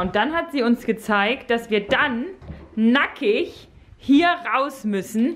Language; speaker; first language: German; native; German